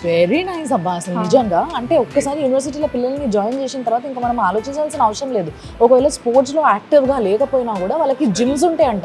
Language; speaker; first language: Telugu; native; Telugu